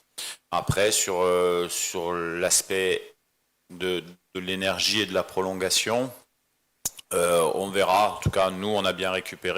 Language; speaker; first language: French; native; French